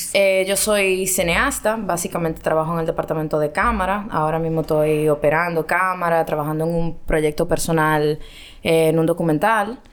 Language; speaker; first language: Spanish; native; Spanish